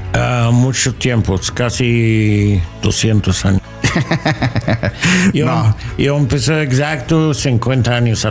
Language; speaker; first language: Spanish; non-native, learner; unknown